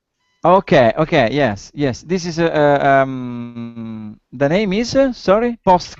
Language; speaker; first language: English; non-native, learner; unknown